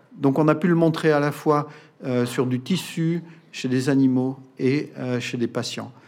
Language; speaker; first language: French; native; French